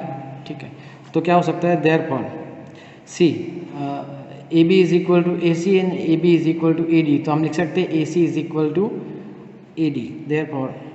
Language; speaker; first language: Hindi; native; Hindi